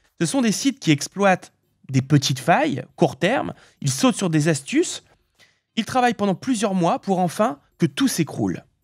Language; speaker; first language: French; native; French